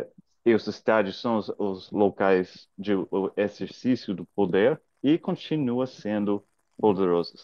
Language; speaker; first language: Portuguese; non-native, fluent; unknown